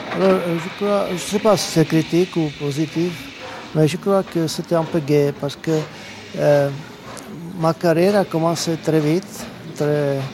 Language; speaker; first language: French; non-native, learner; Czech